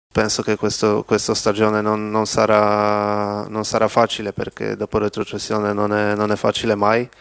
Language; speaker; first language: Italian; non-native, learner; Polish